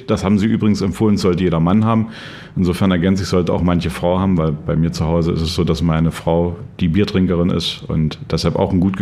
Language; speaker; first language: German; native; German